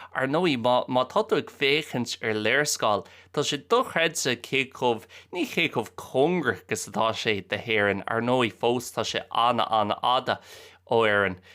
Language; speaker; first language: Irish; native; Irish